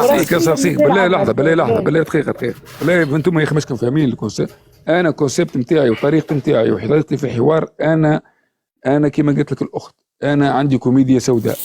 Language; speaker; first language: Arabic; native; Arabic